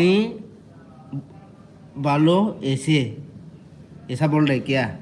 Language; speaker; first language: Hindi; non-native, local second language; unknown